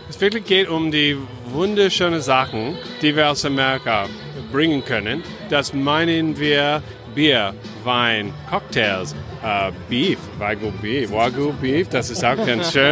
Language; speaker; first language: German; non-native, fluent; English